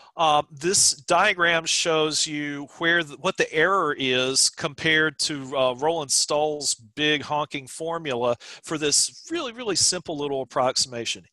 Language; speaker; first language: English; native; English